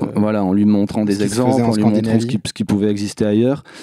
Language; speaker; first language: French; native; French